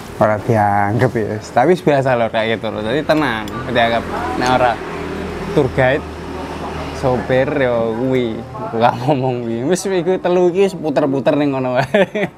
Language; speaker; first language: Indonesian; non-native, local second language; Javanese